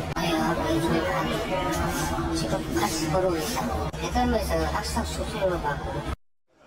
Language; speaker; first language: Korean; non-native, learner; Vietnamese